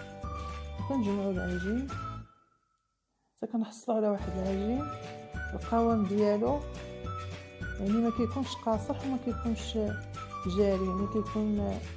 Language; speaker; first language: Arabic; native; Arabic